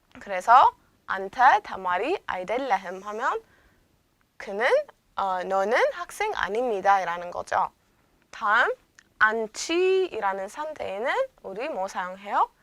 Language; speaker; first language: Korean; non-native, fluent; Amharic